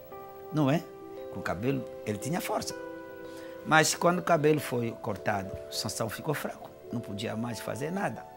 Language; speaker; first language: Portuguese; non-native, fluent; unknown